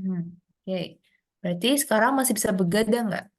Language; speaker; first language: Indonesian; native; Indonesian